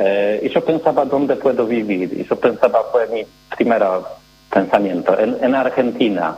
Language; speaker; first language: Spanish; non-native, learner; Polish